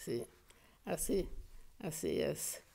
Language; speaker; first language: Spanish; non-native, fluent; Hungarian